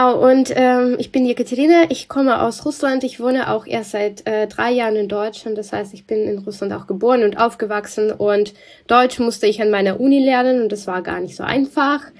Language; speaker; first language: German; non-native, fluent; Russian